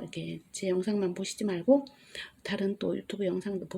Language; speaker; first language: Korean; native; Korean